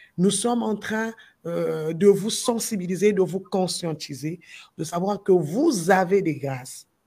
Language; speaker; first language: French; non-native, local second language; Lingala